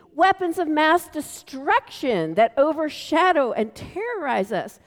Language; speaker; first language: English; native; English